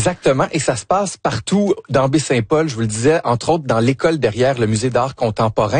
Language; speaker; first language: French; native; French